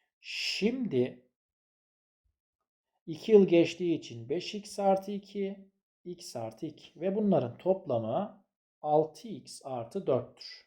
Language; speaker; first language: Turkish; native; Turkish